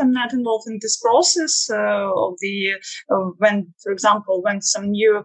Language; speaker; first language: English; non-native, learner; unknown